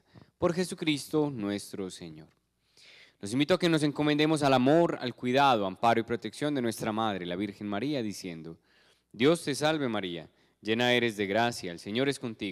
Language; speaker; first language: Spanish; native; Spanish